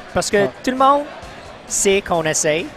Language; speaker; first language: French; non-native, local second language; English